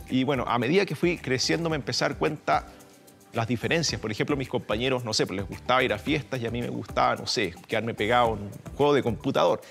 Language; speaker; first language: Spanish; native; Spanish